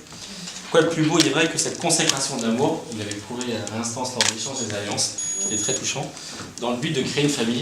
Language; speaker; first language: French; native; French